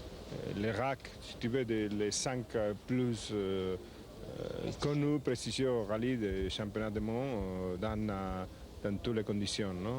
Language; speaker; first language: French; non-native, learner; Spanish